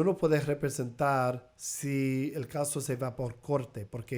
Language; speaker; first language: Spanish; early bilingual, heritage; Spanish